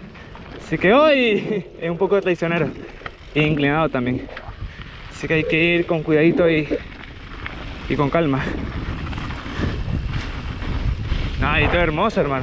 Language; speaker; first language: Spanish; native; Spanish